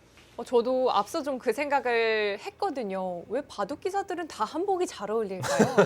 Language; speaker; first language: Korean; native; Korean